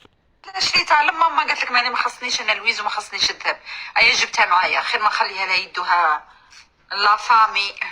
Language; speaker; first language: Arabic; native; Arabic